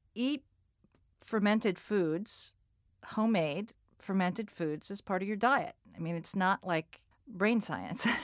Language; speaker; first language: English; native; English